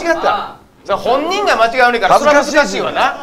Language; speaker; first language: Japanese; native; Japanese